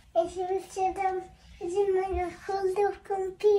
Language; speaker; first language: Portuguese; early bilingual, heritage; Portuguese